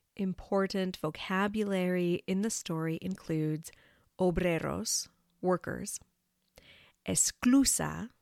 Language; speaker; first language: English; native; English